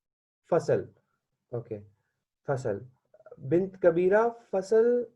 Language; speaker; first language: Arabic; non-native, learner; Hindi